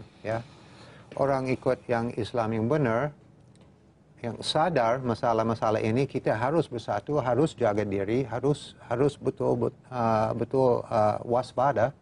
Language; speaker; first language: Indonesian; non-native, fluent; English